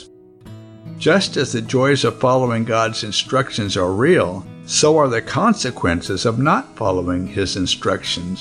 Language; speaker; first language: English; non-native, local second language; Yoruba